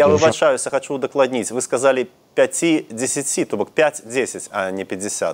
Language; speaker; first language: Belarusian; native; Belarusian